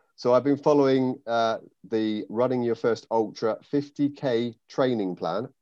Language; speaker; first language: English; native; English